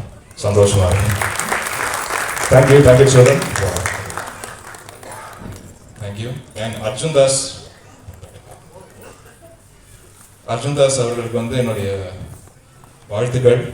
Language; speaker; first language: Tamil; native; Tamil